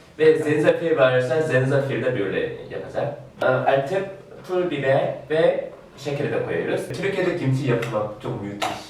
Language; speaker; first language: Turkish; non-native, fluent; Korean